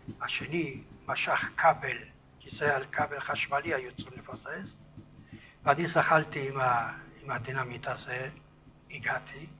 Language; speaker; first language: Hebrew; non-native, fluent; Yiddish